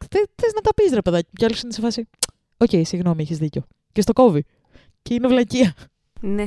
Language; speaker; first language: Greek; early bilingual, other home language; Russian